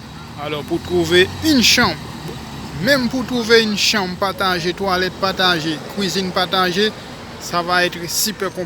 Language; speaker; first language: French; non-native, local second language; Haitian Creole